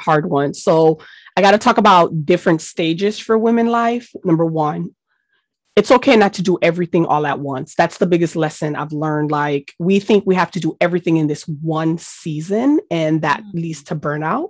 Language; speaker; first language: English; early bilingual, other home language; Haitian Creole